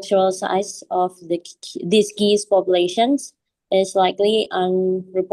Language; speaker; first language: English; non-native, fluent; Indonesian